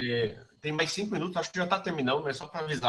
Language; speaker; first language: Portuguese; native; Portuguese